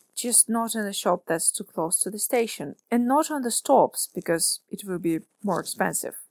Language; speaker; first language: English; non-native, fluent; Russian